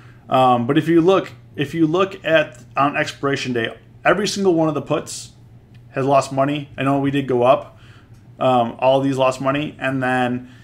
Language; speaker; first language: English; native; English